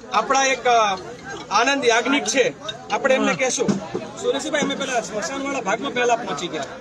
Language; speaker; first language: Gujarati; native; Gujarati